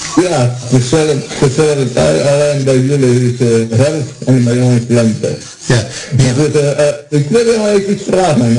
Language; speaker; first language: Dutch; non-native, learner; Croatian